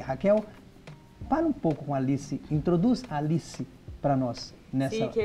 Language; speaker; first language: Portuguese; native; Portuguese